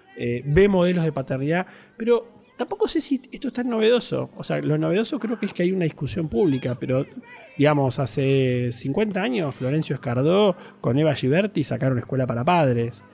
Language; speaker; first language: Spanish; native; Spanish